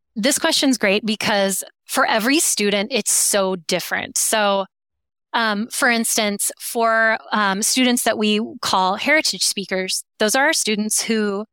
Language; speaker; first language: English; native; English